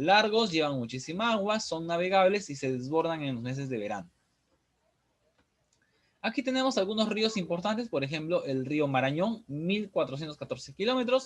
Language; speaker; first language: Spanish; native; Spanish